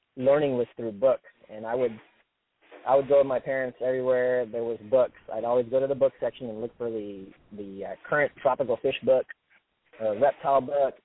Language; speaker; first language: English; native; English